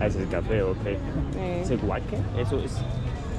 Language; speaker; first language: Spanish; non-native, fluent; German